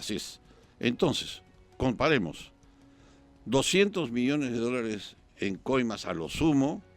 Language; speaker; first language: Spanish; native; Spanish